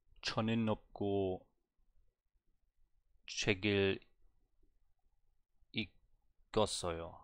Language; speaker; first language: Korean; non-native, learner; German